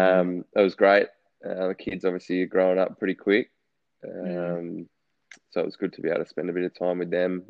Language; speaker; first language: English; native; English